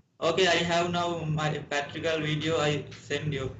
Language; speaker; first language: English; non-native, learner; Sinhala